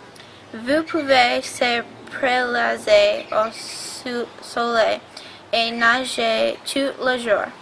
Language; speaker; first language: French; non-native, learner; English